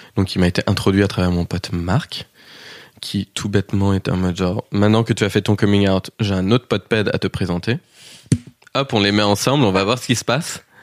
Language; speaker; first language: French; early bilingual, heritage; French